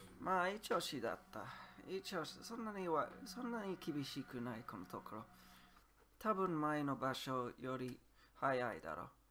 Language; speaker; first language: Japanese; non-native, learner; English